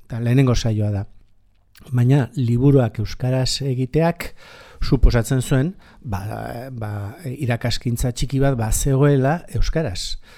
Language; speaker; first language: Basque; native; Basque